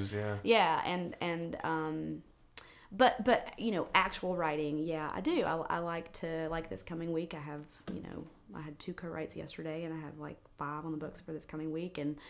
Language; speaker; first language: English; native; English